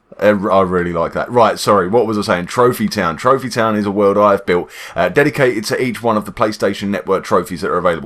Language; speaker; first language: English; native; English